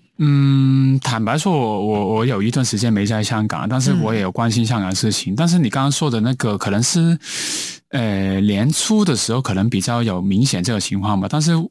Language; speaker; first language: Chinese; non-native, local second language; Cantonese